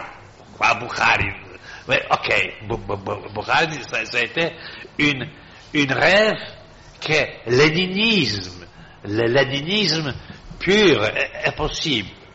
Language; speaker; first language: French; non-native, fluent; Polish